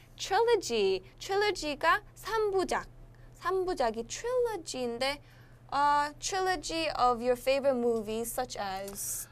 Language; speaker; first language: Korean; early bilingual, heritage; Korean